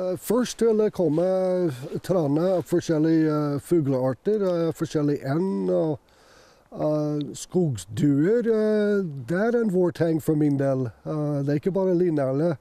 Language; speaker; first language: Norwegian; non-native, fluent; English